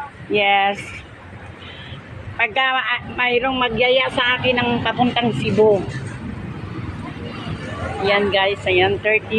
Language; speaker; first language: Filipino; non-native, local second language; Cebuano